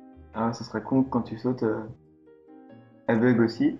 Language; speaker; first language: French; native; French